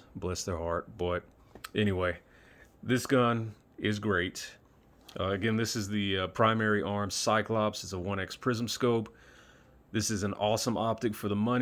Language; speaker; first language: English; native; English